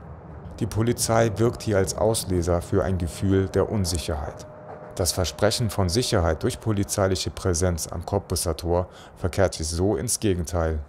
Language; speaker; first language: German; native; German